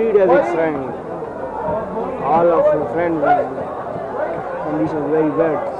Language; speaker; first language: English; non-native, learner; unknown